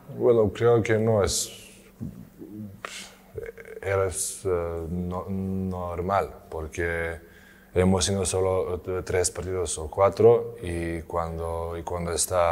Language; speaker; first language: Spanish; non-native, learner; Serbian